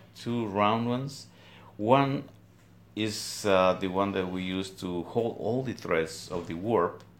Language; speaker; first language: English; non-native, fluent; Spanish